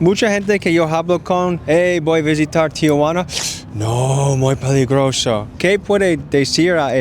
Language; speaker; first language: Spanish; non-native, learner; English